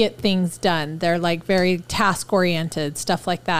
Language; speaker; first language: English; native; English